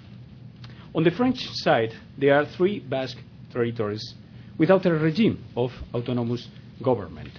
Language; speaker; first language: English; non-native, fluent; Spanish